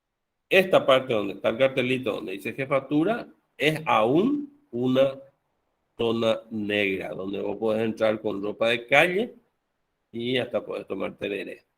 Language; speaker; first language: Spanish; native; Spanish